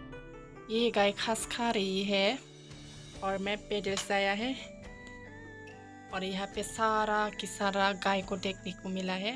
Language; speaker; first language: Hindi; non-native, local second language; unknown